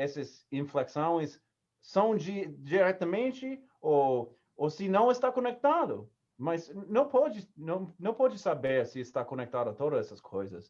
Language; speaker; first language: Portuguese; non-native, learner; English